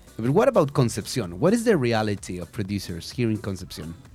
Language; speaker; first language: English; non-native, fluent; Spanish